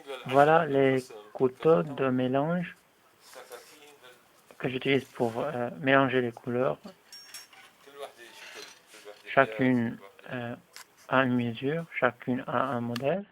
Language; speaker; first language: French; non-native, fluent; Arabic